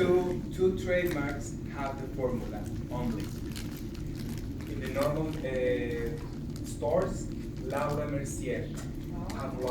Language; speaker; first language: English; non-native, learner; Spanish